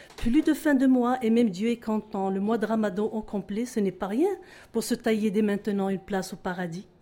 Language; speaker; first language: French; non-native, local second language; Arabic